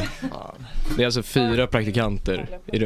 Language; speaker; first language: Swedish; native; Swedish